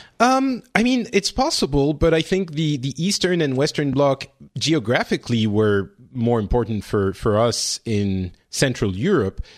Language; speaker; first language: English; non-native, fluent; French